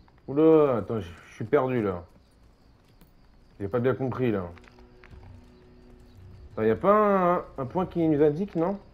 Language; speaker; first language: French; native; French